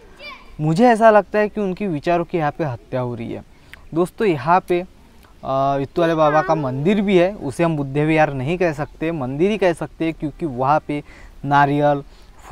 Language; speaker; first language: Hindi; non-native, local second language; Marathi